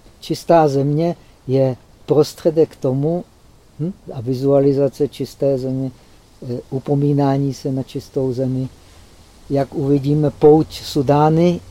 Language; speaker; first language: Czech; native; Czech